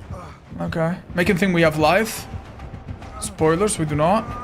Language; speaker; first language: English; native; English